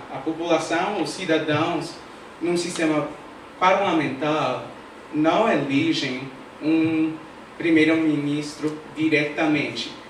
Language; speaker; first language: Portuguese; non-native, fluent; English